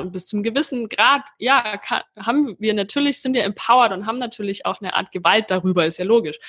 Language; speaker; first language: German; native; German